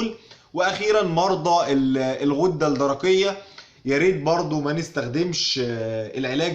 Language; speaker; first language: Arabic; native; Arabic